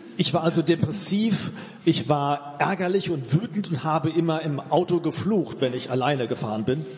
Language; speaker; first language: German; native; German